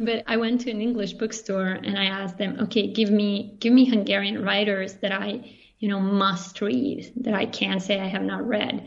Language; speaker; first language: English; non-native, fluent; Bosnian